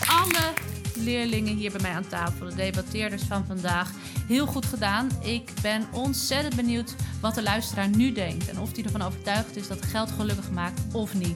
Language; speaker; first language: Dutch; native; Dutch